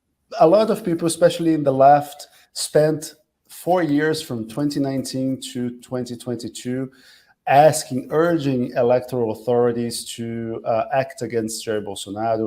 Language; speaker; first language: English; non-native, fluent; Portuguese